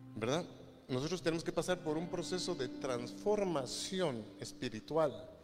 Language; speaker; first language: Spanish; native; Spanish